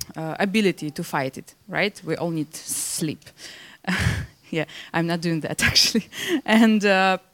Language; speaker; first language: English; non-native, fluent; Belarusian